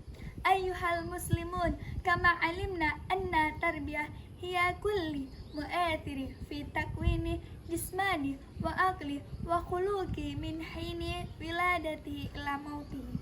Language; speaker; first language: Arabic; non-native, learner; Indonesian